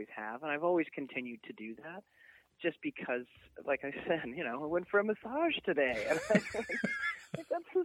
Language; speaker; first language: English; native; English